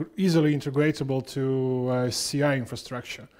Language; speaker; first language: English; non-native, fluent; Russian